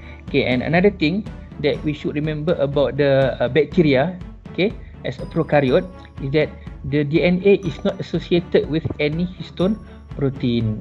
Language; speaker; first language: English; non-native, local second language; Malay